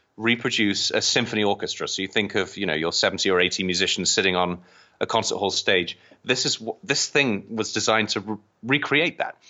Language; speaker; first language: English; native; English